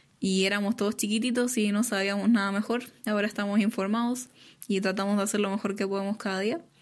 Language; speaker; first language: Spanish; native; Spanish